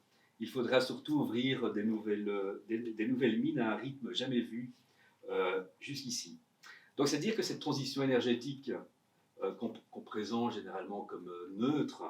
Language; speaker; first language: French; native; French